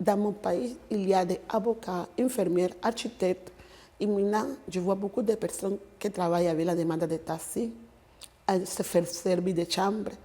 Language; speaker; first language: French; non-native, fluent; Spanish